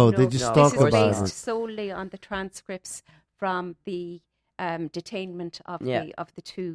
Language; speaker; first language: English; native; English